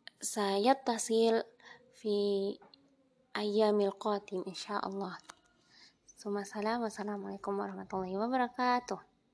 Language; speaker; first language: Arabic; non-native, learner; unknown